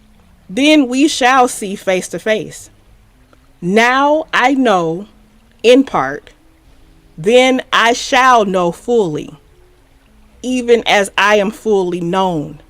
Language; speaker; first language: English; native; English